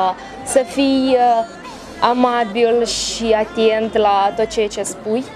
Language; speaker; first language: Romanian; native; Romanian